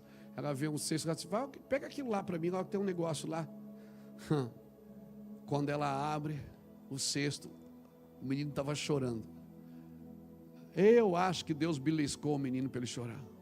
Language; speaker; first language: Portuguese; native; Portuguese